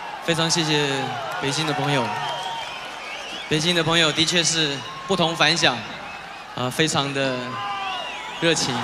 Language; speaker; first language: Chinese; native; Chinese